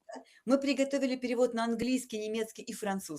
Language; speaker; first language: Russian; native; Russian